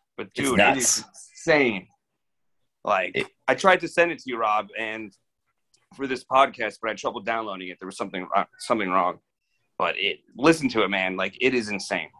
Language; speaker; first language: English; native; English